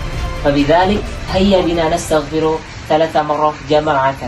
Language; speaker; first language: Arabic; non-native, learner; Indonesian